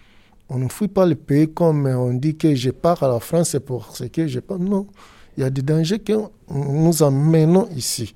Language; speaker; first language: French; non-native, learner; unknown